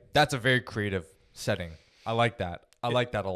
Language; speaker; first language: English; native; English